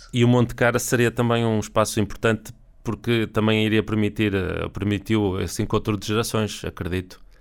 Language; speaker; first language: Portuguese; native; Portuguese